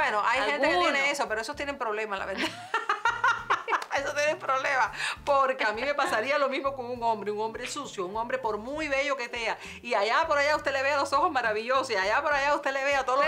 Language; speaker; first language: Spanish; native; Spanish